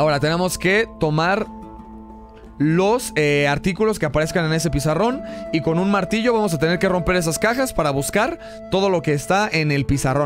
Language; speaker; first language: Spanish; native; Spanish